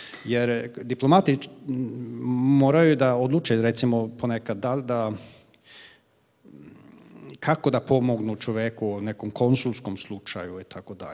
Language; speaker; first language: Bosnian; non-native, fluent; Swedish